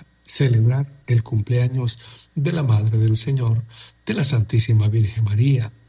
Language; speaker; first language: Spanish; native; Spanish